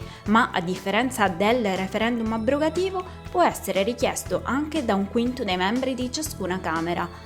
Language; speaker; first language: Italian; native; Italian